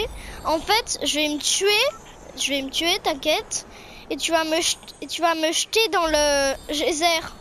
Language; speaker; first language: French; native; French